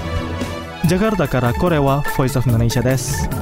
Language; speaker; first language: Japanese; non-native, fluent; Indonesian